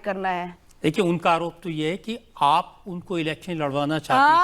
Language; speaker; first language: Hindi; native; Hindi